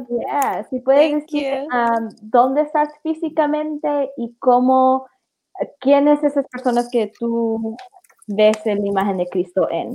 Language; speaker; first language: Spanish; early bilingual, heritage; English